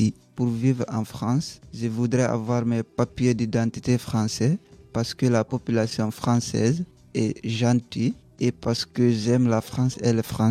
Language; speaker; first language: French; early bilingual, other home language; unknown